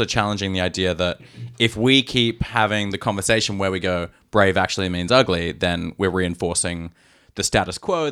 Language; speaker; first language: English; native; English